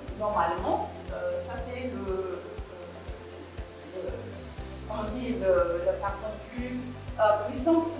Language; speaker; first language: French; non-native, fluent; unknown